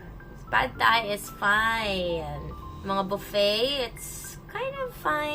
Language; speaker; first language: English; non-native, local second language; Filipino